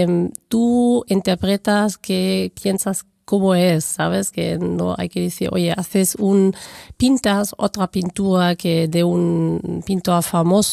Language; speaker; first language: Spanish; non-native, fluent; German